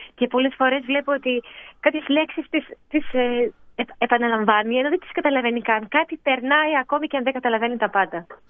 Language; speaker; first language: Greek; early bilingual, heritage; Greek